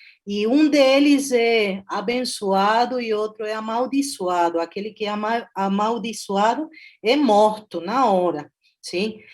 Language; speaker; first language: Portuguese; non-native, fluent; Spanish